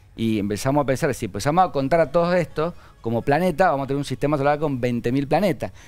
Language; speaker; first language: Spanish; native; Spanish